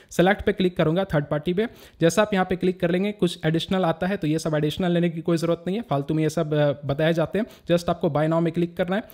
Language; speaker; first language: Hindi; native; Hindi